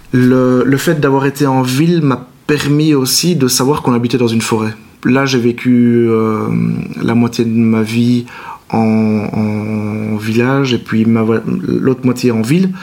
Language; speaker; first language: French; native; French